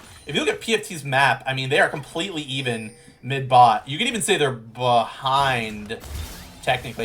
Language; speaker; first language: English; native; English